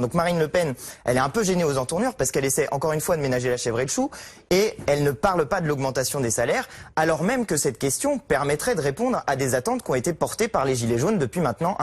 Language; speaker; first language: French; native; French